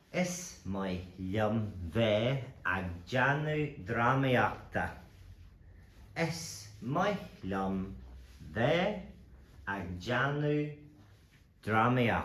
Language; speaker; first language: Irish; non-native, local second language; English